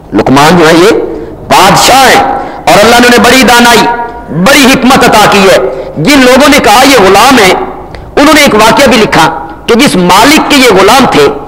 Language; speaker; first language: Urdu; non-native, local second language; Punjabi